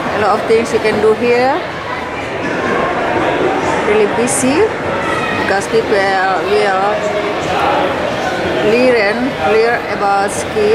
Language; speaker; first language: English; non-native, learner; Indonesian